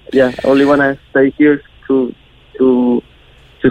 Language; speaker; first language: English; non-native, learner; Spanish